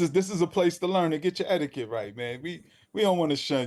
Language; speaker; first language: English; native; English